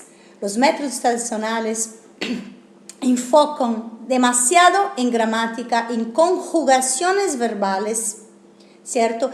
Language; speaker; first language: Spanish; non-native, fluent; Italian